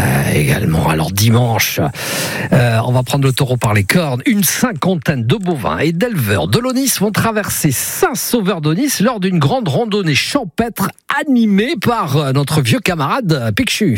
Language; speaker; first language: French; native; French